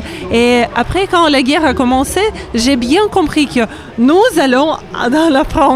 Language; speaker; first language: French; non-native, learner; Ukrainian